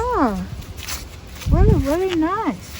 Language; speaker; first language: English; non-native, learner; Thai